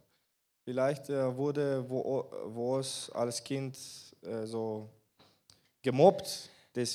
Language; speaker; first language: German; non-native, fluent; Bulgarian